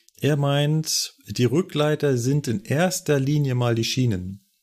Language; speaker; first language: German; native; German